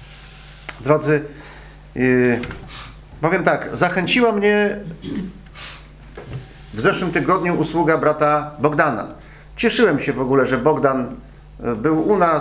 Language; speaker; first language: Polish; native; Polish